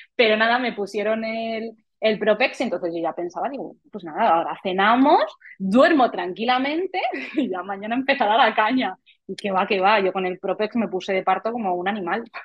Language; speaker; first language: Spanish; native; Spanish